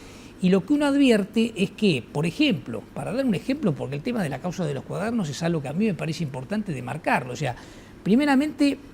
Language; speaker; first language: Spanish; native; Spanish